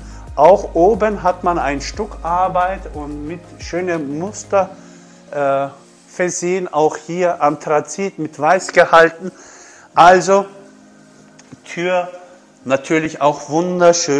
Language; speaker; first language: German; non-native, fluent; Turkish